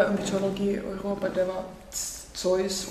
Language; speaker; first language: German; non-native, learner; Finnish